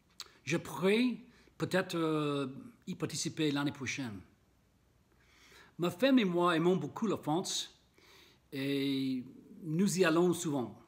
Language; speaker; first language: French; non-native, fluent; English